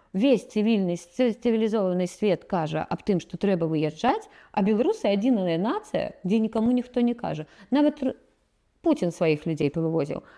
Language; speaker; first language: Belarusian; non-native, local second language; Russian